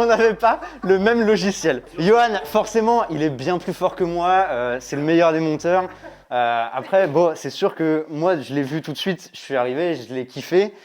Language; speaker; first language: French; native; French